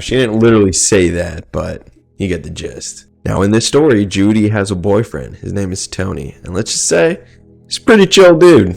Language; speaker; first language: English; native; English